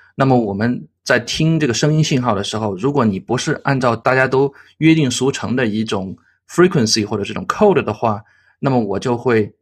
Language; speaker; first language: Chinese; native; Chinese